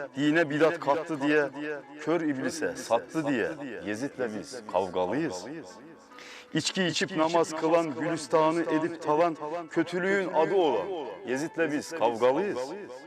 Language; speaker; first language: Turkish; native; Turkish